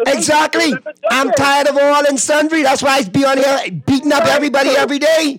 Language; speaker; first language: English; native; English